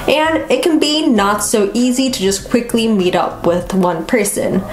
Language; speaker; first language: English; native; English